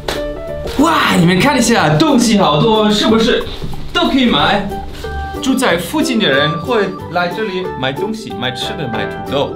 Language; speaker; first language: Chinese; non-native, fluent; German